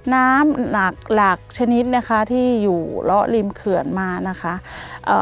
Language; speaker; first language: Thai; native; Thai